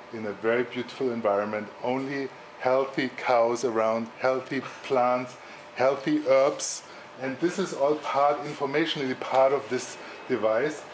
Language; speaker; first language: English; non-native, fluent; German